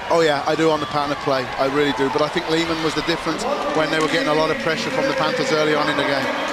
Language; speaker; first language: English; native; English